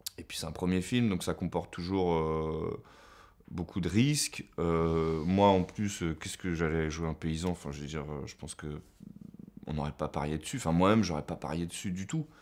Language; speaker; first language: French; native; French